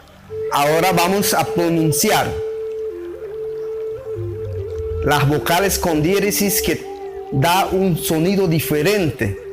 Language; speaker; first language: Spanish; non-native, local second language; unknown